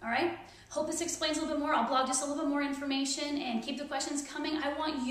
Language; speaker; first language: English; native; English